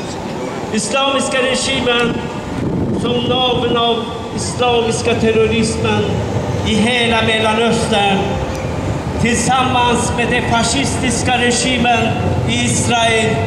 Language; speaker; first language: Swedish; non-native, fluent; Persian